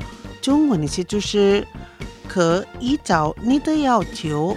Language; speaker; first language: Chinese; non-native, fluent; Indonesian